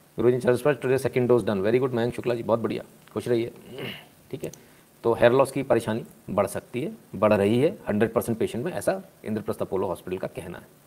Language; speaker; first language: Hindi; native; Hindi